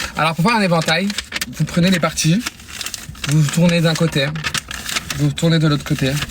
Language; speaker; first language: French; native; French